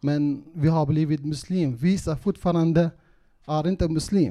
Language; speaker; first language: Swedish; non-native, local second language; Kurdish